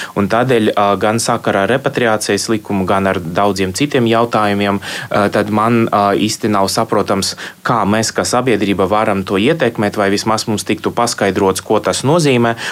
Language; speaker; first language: Latvian; non-native, local second language; Russian